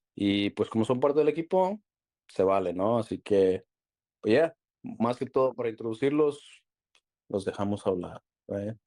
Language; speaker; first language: Spanish; early bilingual, heritage; Spanish